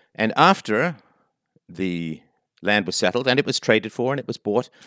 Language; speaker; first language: English; native; English